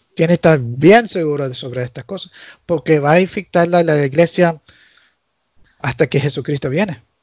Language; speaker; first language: Spanish; early bilingual, heritage; Spanish